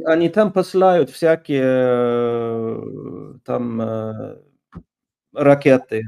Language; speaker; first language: Russian; non-native, fluent; Norwegian